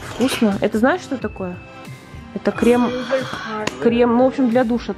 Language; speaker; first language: Russian; native; Russian